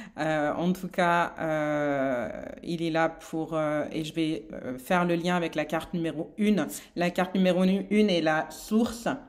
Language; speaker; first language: French; native; French